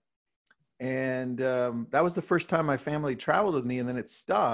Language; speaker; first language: English; native; English